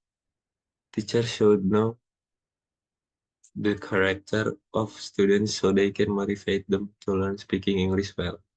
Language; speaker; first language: English; non-native, learner; Indonesian